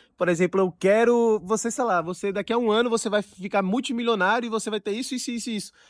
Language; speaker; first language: Portuguese; native; Portuguese